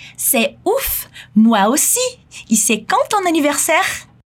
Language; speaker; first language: French; non-native, fluent; Portuguese